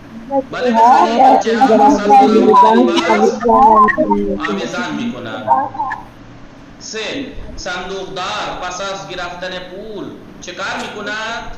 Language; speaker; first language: Persian; non-native, fluent; Urdu